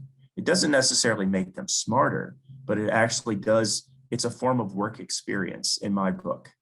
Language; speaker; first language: English; native; English